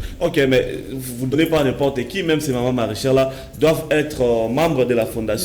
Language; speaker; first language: French; non-native, local second language; Lingala